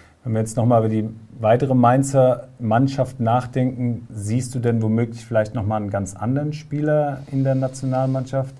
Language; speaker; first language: German; native; German